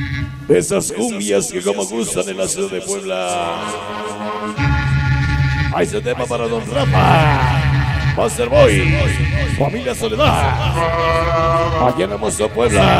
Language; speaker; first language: Spanish; native; Spanish